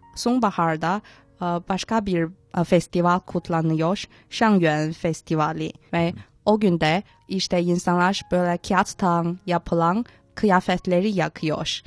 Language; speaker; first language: Turkish; non-native, fluent; Chinese